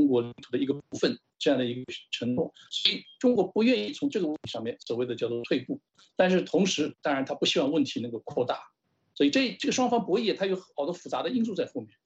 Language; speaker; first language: Chinese; native; Chinese